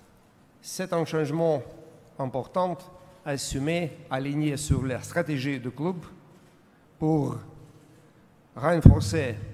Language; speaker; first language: French; non-native, learner; Russian